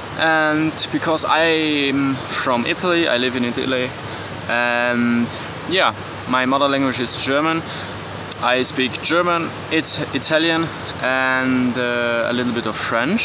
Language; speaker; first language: English; non-native, learner; German